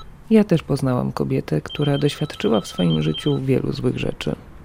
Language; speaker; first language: Polish; native; Polish